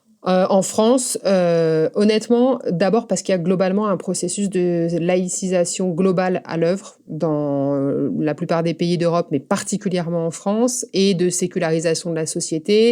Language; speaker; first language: French; native; French